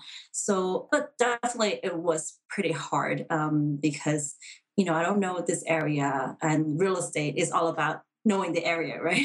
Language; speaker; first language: English; non-native, local second language; Cantonese